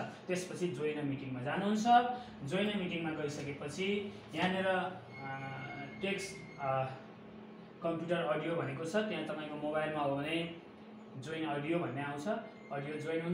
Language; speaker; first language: Nepali; native; Nepali